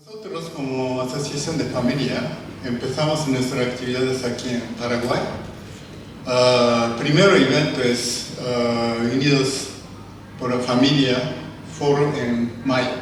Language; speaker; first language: Spanish; non-native, learner; Japanese